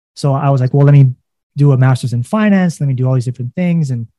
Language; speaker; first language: English; native; English